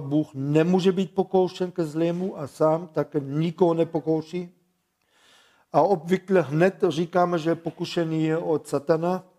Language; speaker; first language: Czech; non-native, fluent; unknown